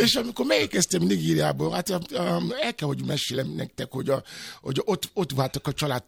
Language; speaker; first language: Hungarian; non-native, fluent; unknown